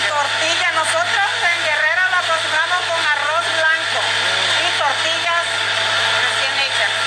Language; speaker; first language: Spanish; native; Spanish